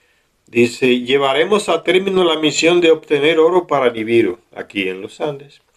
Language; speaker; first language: Spanish; native; Spanish